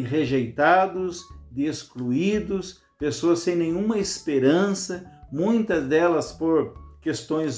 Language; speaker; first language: Portuguese; native; Portuguese